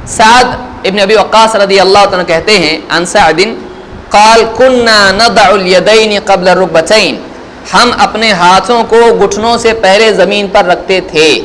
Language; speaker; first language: Urdu; native; Urdu